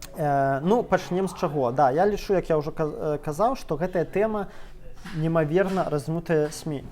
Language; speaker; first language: Belarusian; native; Belarusian